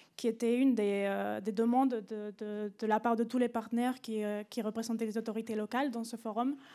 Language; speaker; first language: French; non-native, fluent; Spanish